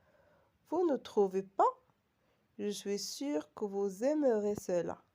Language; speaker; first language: French; non-native, local second language; Arabic